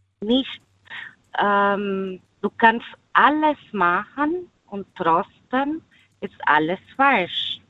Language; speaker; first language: German; non-native, learner; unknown